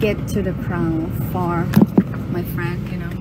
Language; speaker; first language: English; non-native, learner; Thai